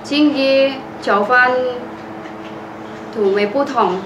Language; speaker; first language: Cantonese; non-native, learner; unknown